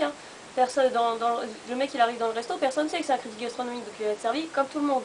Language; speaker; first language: French; native; French